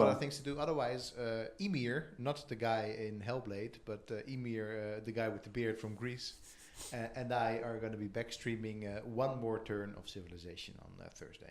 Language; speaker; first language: English; non-native, fluent; Dutch